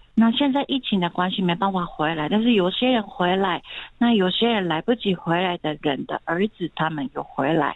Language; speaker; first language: Chinese; non-native, fluent; Japanese